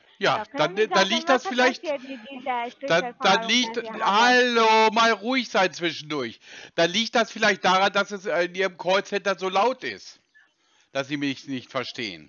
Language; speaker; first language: German; native; German